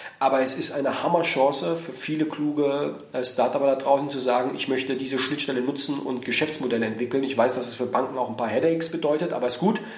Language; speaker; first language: German; native; German